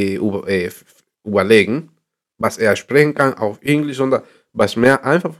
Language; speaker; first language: German; non-native, learner; Spanish